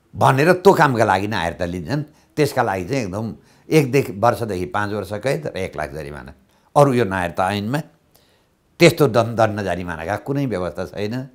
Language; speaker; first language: Nepali; native; Nepali